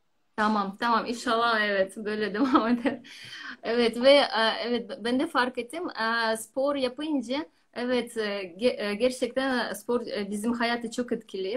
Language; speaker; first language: Turkish; non-native, learner; Russian